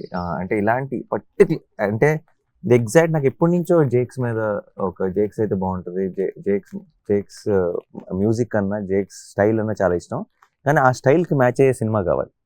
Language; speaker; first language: Telugu; native; Telugu